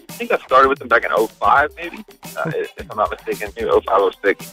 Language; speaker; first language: English; native; English